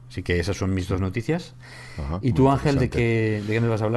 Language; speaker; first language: Spanish; native; Spanish